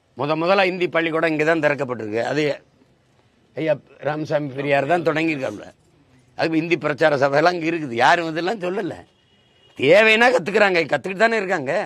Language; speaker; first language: Tamil; native; Tamil